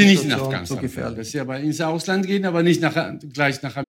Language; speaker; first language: German; non-native, fluent; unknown